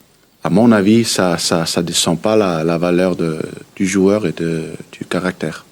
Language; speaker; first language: French; early bilingual, heritage; French